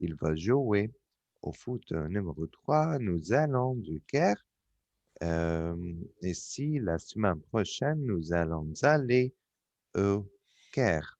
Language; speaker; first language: French; non-native, fluent; Arabic